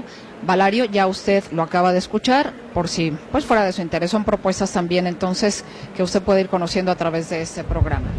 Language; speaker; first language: Spanish; native; Spanish